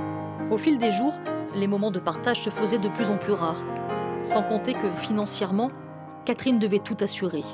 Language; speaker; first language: French; native; French